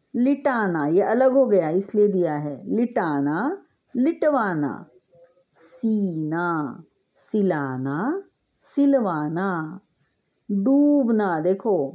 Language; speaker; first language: Hindi; non-native, local second language; Marathi